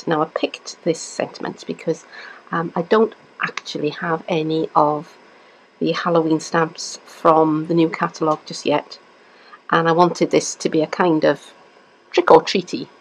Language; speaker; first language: English; native; English